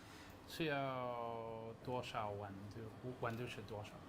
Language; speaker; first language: Chinese; non-native, learner; English